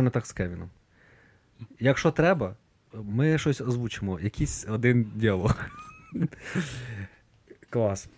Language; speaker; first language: Ukrainian; native; Ukrainian